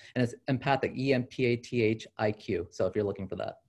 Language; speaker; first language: English; native; English